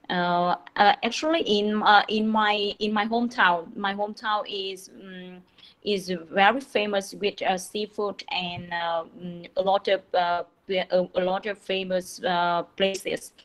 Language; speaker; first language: English; non-native, learner; Vietnamese